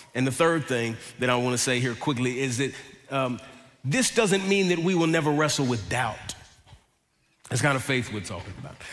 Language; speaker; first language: English; native; English